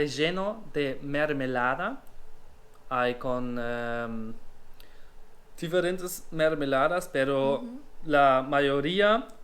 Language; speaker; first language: Spanish; non-native, learner; German